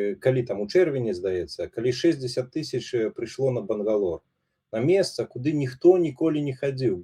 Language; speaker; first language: Belarusian; non-native, local second language; Russian